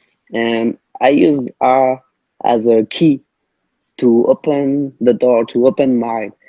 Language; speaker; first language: English; non-native, learner; French